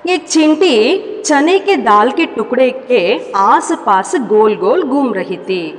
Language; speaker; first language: Hindi; non-native, local second language; Kannada